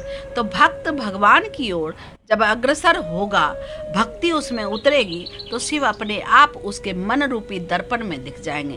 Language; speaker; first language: Hindi; native; Hindi